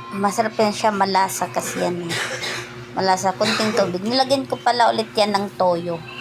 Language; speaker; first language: Filipino; non-native, local second language; Cebuano